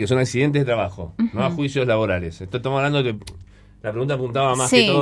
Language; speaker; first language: Spanish; native; Spanish